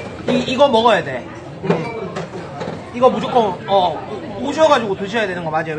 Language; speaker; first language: Korean; native; Korean